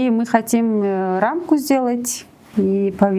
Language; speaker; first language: Russian; non-native, local second language; Kyrgyz